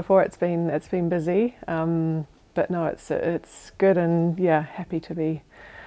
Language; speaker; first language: English; native; English